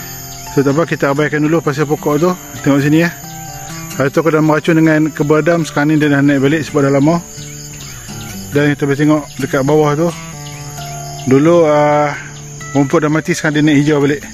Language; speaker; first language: Malay; native; Malay